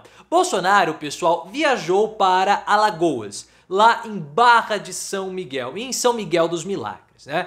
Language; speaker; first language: Portuguese; native; Portuguese